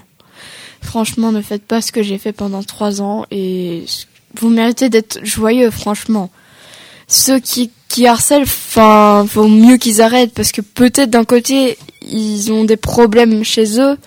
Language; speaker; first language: French; native; French